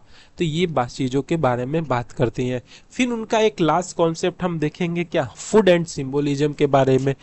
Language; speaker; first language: Hindi; native; Hindi